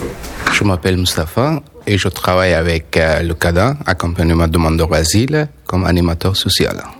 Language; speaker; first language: French; non-native, learner; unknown